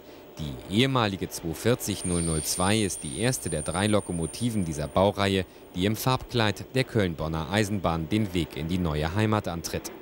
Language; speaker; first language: German; native; German